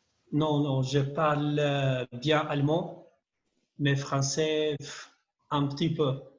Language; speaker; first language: French; non-native, learner; Albanian